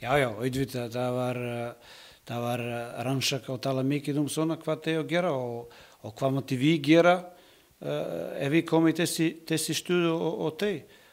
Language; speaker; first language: Icelandic; non-native, learner; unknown